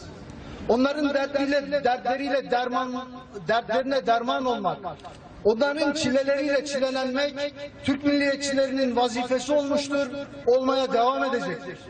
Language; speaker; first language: Turkish; native; Turkish